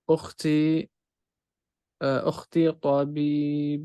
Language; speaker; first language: Arabic; non-native, learner; Urdu